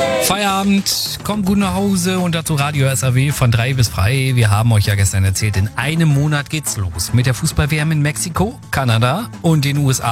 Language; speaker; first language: German; native; German